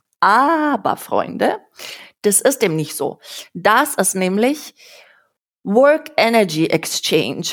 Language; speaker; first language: German; non-native, fluent; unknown